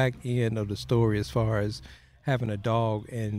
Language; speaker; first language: English; native; English